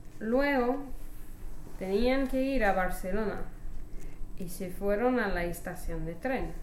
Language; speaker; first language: Spanish; non-native, learner; English